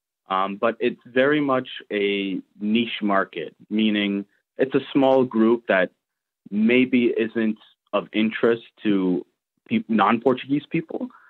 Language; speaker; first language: English; early bilingual, other home language; Portuguese